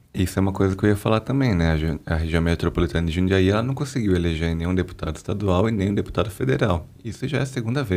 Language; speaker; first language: Portuguese; native; Portuguese